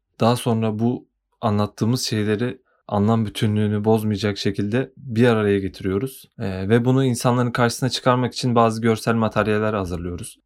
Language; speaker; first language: Turkish; native; Turkish